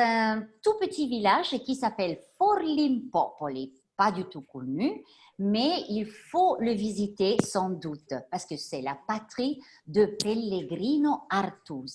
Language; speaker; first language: French; non-native, fluent; Italian